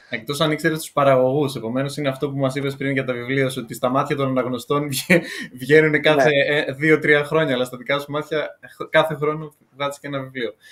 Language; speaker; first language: Greek; native; Greek